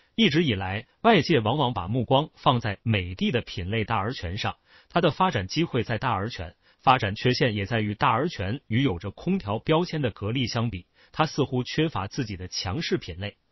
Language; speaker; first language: Chinese; native; Chinese